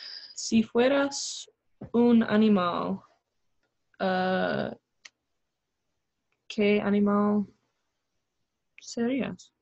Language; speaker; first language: Spanish; non-native, learner; English